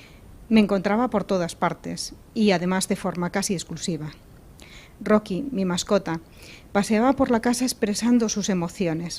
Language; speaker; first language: Spanish; native; Spanish